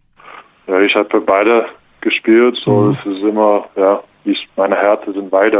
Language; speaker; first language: German; non-native, learner; English